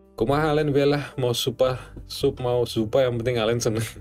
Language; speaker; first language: English; non-native, learner; Indonesian